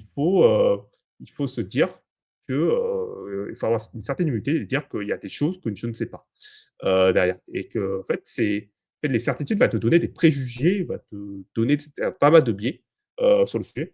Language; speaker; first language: French; native; French